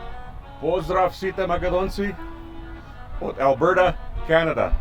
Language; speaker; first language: Macedonian; early bilingual, heritage; Macedonian